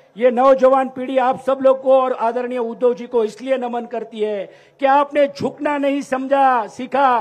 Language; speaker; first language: Hindi; non-native, local second language; Marathi